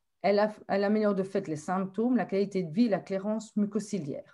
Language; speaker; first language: French; native; French